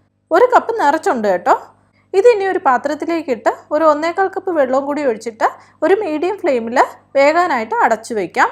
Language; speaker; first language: Malayalam; native; Malayalam